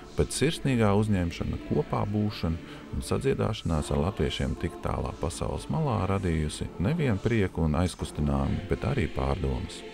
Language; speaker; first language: Latvian; native; Latvian